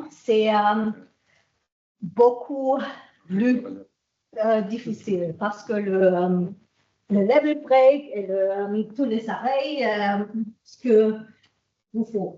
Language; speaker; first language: French; non-native, fluent; German